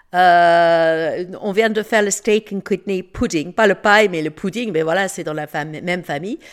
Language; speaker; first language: French; non-native, fluent; English